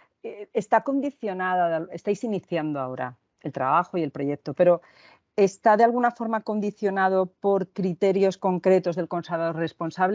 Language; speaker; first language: Spanish; native; Spanish